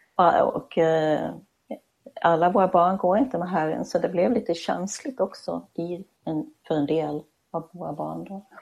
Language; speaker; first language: Swedish; native; Swedish